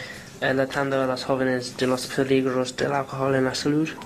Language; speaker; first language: Spanish; non-native, learner; English